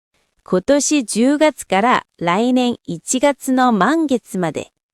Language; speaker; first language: Japanese; non-native, fluent; Korean